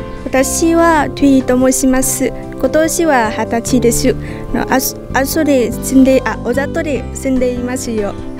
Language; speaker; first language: Japanese; non-native, learner; Vietnamese